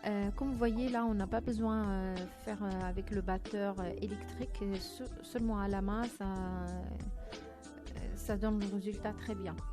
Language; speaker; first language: French; non-native, fluent; Arabic